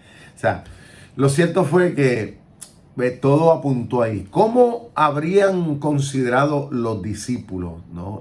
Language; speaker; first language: Spanish; native; Spanish